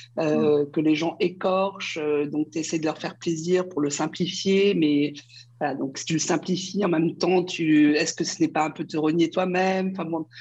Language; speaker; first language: French; early bilingual, other home language; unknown